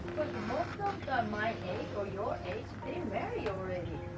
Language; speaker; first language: English; non-native, learner; Japanese